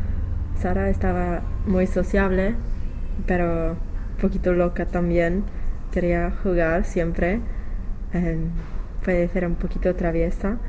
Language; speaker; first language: Spanish; non-native, learner; English